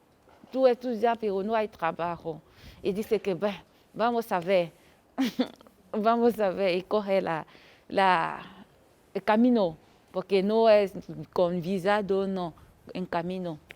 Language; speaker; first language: Spanish; non-native, learner; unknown